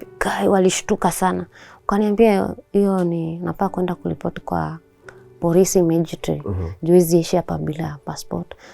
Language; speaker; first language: Swahili; native; Swahili